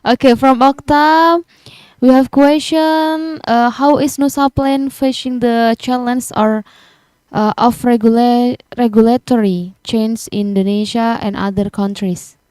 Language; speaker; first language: English; non-native, learner; Indonesian